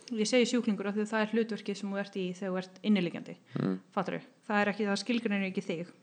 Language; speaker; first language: Icelandic; non-native, fluent; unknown